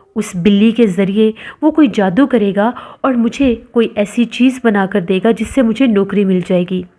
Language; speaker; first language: Urdu; native; Urdu